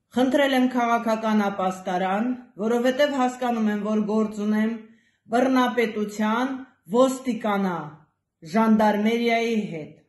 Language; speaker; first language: Armenian; native; Armenian